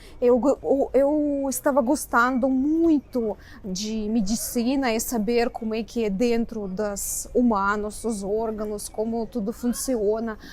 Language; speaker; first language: Portuguese; non-native, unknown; Russian